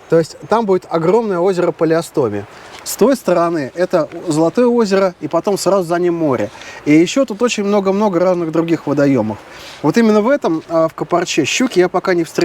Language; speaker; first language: Russian; native; Russian